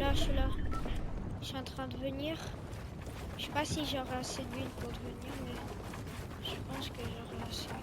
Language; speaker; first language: French; native; French